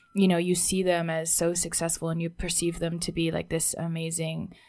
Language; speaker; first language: English; native; English